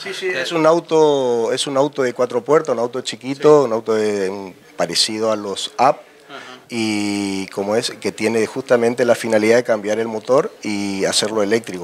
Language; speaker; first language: Spanish; native; Spanish